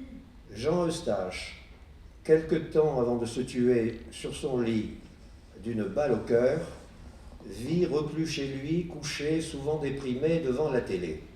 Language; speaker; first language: French; native; French